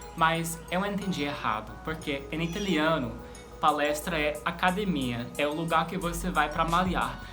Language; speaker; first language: Portuguese; non-native, fluent; English